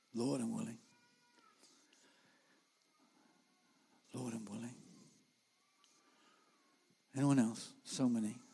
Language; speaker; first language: English; native; English